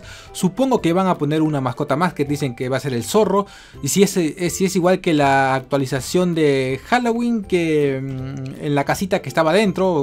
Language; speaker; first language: Spanish; native; Spanish